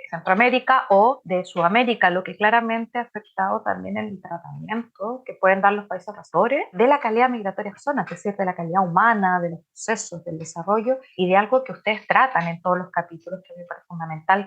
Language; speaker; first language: Spanish; native; Spanish